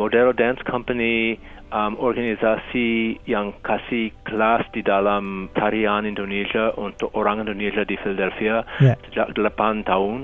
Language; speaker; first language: Indonesian; non-native, fluent; English